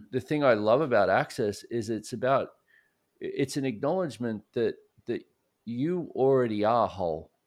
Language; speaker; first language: English; native; English